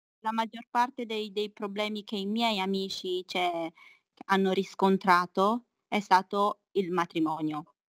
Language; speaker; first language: Italian; early bilingual, other home language; Chinese